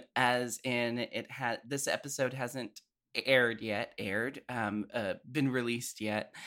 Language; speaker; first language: English; native; English